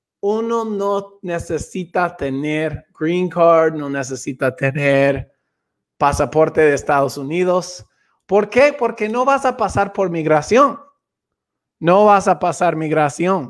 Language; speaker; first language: Spanish; non-native, fluent; English